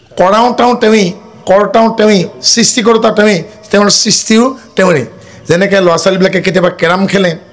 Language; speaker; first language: Assamese; non-native, local second language; Bodo